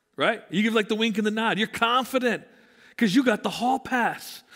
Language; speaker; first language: English; native; English